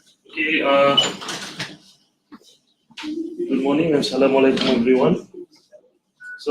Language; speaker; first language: English; non-native, local second language; Malay